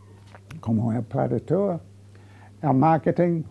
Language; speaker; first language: Spanish; non-native, fluent; English